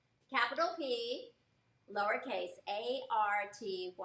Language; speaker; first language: English; native; English